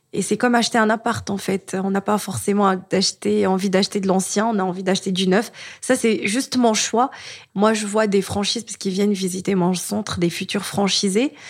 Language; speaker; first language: French; non-native, local second language; Arabic